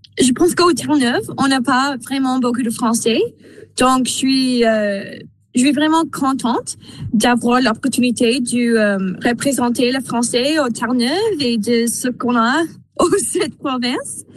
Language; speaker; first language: French; non-native, local second language; English